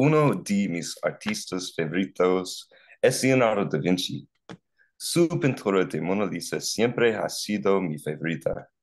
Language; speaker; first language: Spanish; non-native, learner; English